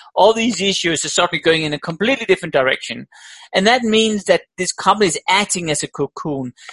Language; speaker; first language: English; non-native, fluent; Danish